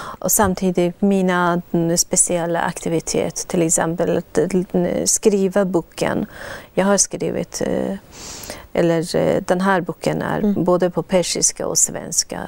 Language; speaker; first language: Swedish; non-native, fluent; Persian